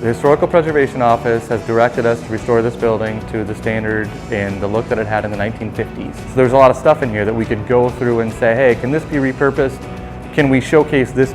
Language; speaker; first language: English; native; English